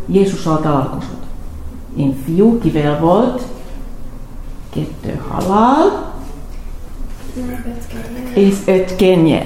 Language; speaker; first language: Hungarian; non-native, learner; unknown